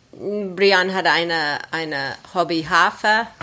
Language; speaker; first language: German; non-native, fluent; English